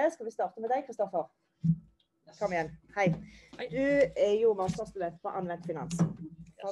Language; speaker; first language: Norwegian; native; Norwegian